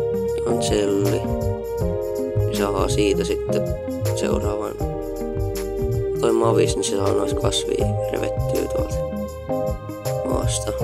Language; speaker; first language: Finnish; native; Finnish